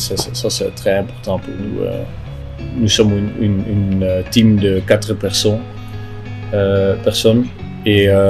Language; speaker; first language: French; non-native, local second language; Dutch